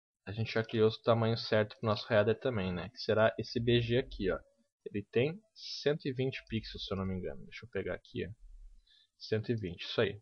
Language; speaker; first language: Portuguese; native; Portuguese